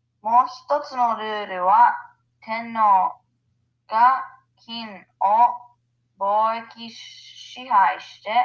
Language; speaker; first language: Japanese; non-native, learner; English